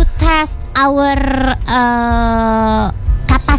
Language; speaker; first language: English; non-native, learner; Indonesian